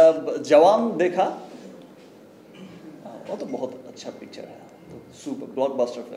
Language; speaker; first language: Hindi; non-native, learner; Bangla